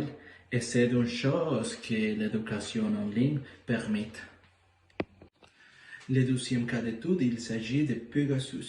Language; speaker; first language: French; non-native, learner; Spanish